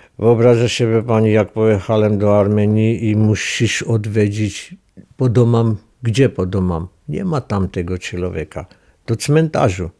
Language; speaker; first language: Polish; non-native, fluent; Armenian